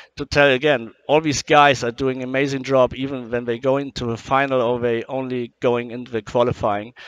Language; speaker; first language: English; non-native, fluent; German